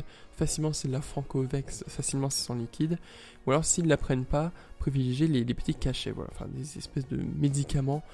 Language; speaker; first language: French; native; French